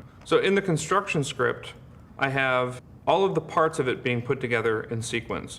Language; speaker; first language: English; native; English